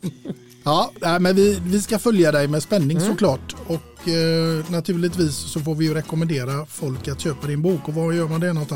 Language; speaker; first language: Swedish; native; Swedish